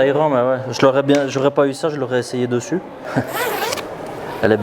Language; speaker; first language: French; native; French